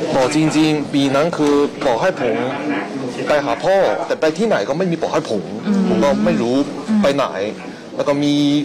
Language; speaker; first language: Thai; early bilingual, other home language; Chinese